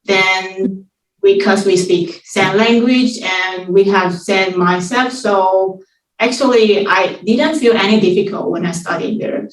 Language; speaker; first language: English; non-native, fluent; Chinese